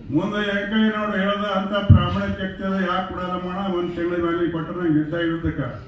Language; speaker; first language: Kannada; non-native, local second language; Lambadi